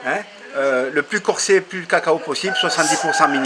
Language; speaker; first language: French; native; French